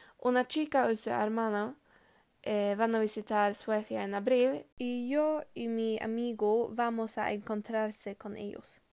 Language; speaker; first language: Spanish; non-native, learner; Swedish